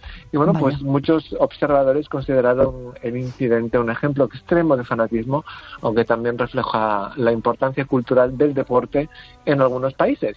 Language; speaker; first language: Spanish; native; Spanish